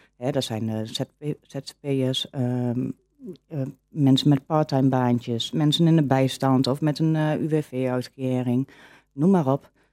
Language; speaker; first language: Dutch; native; Dutch